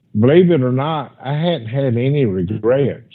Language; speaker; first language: English; native; English